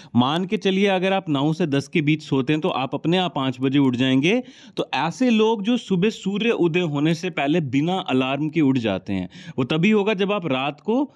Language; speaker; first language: Hindi; native; Hindi